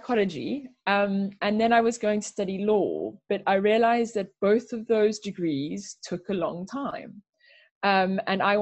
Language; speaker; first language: English; native; English